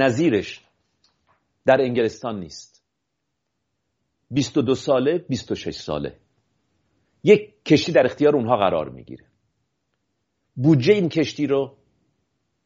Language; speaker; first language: Persian; native; Persian